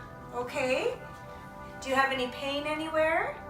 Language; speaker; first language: English; native; English